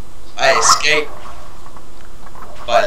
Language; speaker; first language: English; native; English